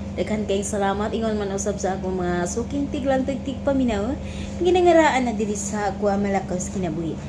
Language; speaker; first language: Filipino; non-native, local second language; Cebuano